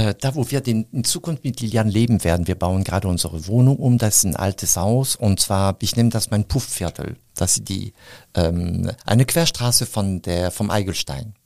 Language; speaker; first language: German; non-native, fluent; French